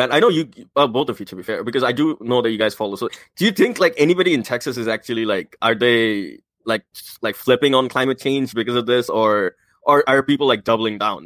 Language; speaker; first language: English; non-native, local second language; Bangla